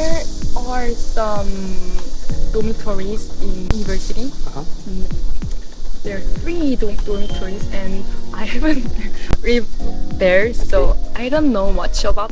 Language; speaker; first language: English; non-native, fluent; Korean